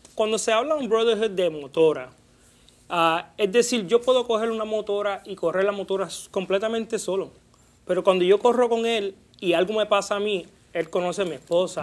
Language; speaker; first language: Spanish; early bilingual, heritage; Spanish